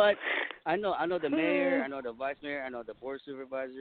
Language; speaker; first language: English; non-native, local second language; Pampanga